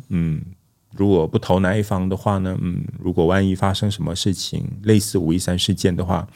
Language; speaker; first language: Chinese; non-native, local second language; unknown